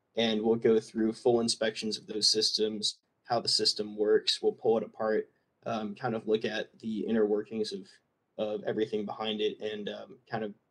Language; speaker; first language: English; native; English